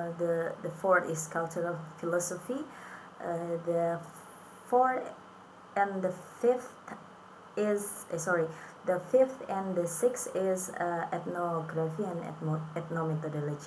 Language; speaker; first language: English; non-native, fluent; Indonesian